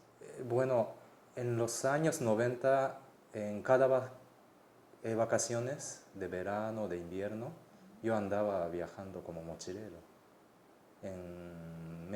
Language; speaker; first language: Spanish; non-native, fluent; Japanese